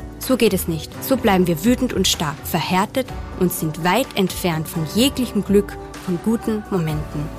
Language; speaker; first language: German; native; German